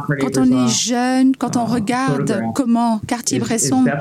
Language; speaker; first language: French; non-native, learner; English